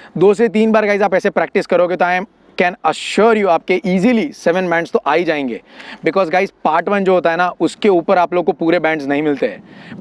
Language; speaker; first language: Hindi; non-native, local second language; Gujarati